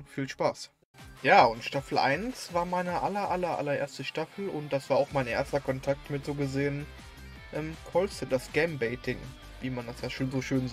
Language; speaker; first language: German; native; German